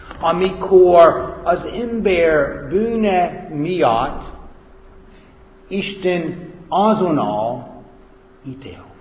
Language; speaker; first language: Hungarian; non-native, fluent; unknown